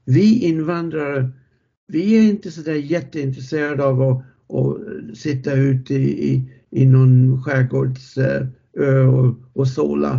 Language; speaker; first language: Swedish; non-native, fluent; English